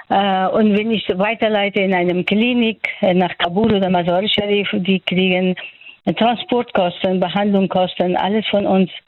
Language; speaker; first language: German; non-native, fluent; Persian